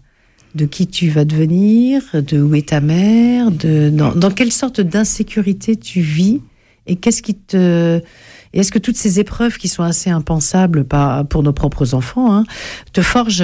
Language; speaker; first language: French; native; French